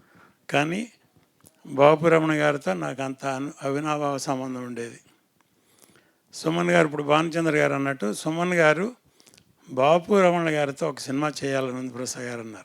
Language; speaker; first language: Telugu; native; Telugu